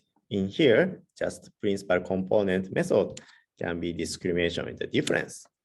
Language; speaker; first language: English; non-native, learner; Japanese